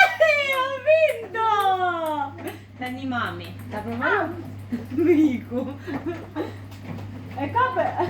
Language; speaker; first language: Italian; non-native, learner; Albanian